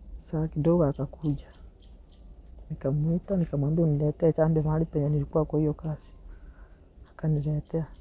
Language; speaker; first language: Swahili; non-native, local second language; Gusii